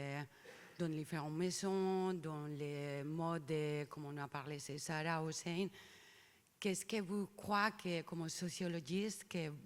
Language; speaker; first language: French; non-native, learner; Spanish